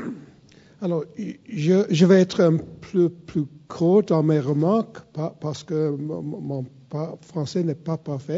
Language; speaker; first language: French; non-native, fluent; English